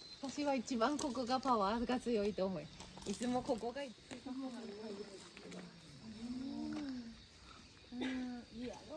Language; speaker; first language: Japanese; native; Japanese